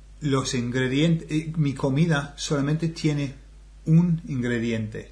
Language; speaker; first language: Spanish; non-native, fluent; English